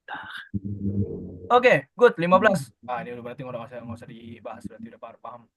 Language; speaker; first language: Indonesian; native; Indonesian